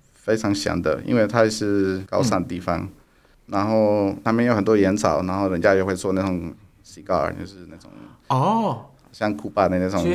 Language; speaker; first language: Chinese; non-native, fluent; Spanish